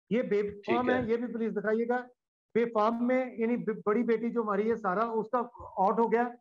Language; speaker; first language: Urdu; native; Urdu